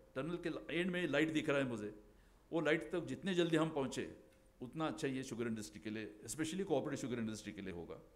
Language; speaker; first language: Hindi; non-native, local second language; Marathi